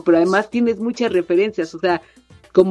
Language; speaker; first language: Spanish; native; Spanish